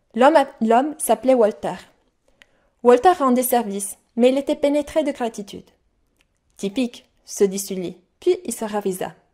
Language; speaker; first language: French; non-native, fluent; Italian